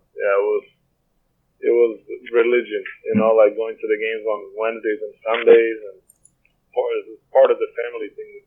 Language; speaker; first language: English; non-native, fluent; Portuguese